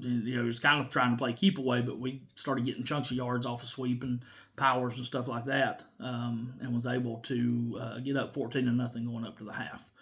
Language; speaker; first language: English; native; English